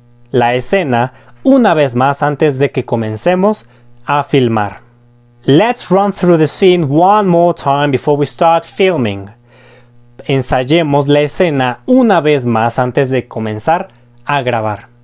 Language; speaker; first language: Spanish; native; Spanish